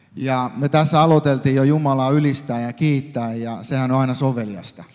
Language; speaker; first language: Finnish; native; Finnish